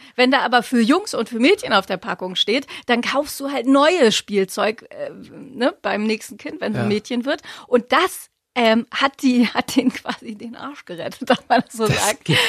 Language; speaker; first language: German; native; German